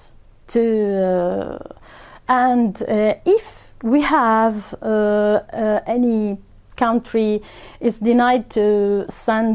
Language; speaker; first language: English; non-native, fluent; Arabic